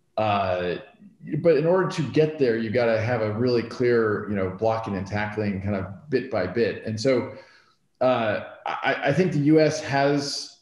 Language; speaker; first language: English; native; English